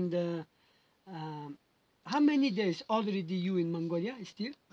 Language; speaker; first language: English; non-native, learner; Mongolian